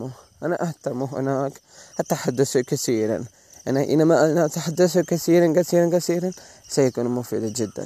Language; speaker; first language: Arabic; non-native, learner; Malay